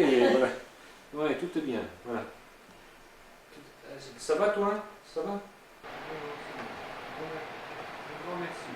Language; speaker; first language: French; native; French